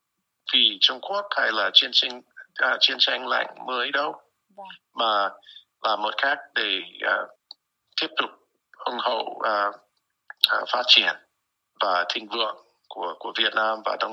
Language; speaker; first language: Vietnamese; non-native, fluent; English